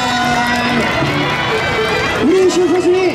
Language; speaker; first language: Japanese; non-native, learner; Korean